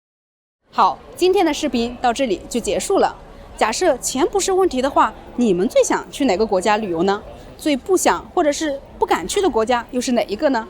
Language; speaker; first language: Chinese; native; Chinese